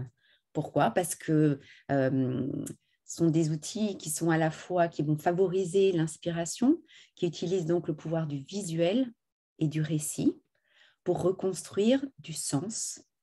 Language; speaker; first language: French; native; French